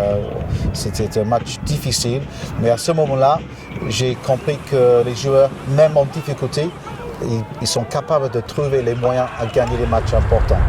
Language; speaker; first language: French; non-native, fluent; English